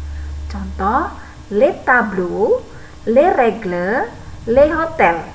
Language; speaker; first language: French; non-native, fluent; Indonesian